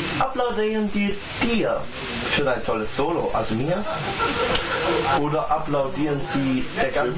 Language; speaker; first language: German; native; German